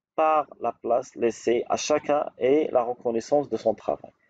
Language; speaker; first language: French; non-native, local second language; Arabic